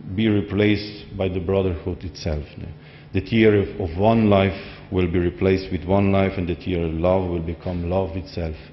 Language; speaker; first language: English; non-native, fluent; Slovenian